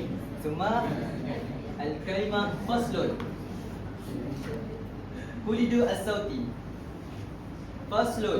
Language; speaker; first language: Arabic; non-native, learner; Malay